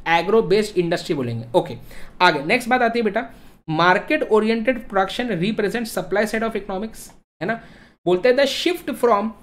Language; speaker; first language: Hindi; native; Hindi